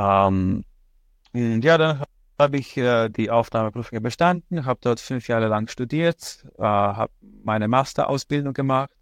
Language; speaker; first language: German; non-native, fluent; Slovenian